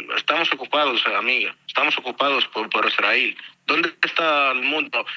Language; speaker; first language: Spanish; non-native, learner; Arabic